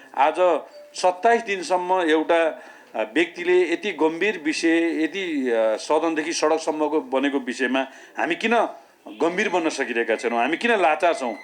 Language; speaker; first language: Nepali; native; Nepali